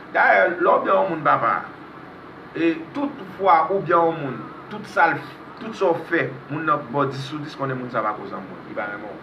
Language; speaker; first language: Haitian Creole; native; Haitian Creole